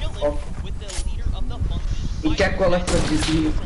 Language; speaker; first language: Dutch; native; Dutch